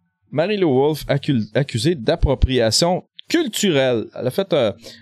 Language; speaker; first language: French; native; French